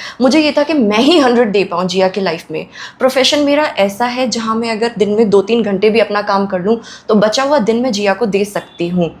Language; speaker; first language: Hindi; native; Hindi